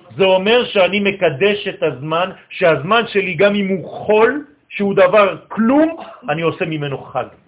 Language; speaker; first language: Hebrew; non-native, fluent; French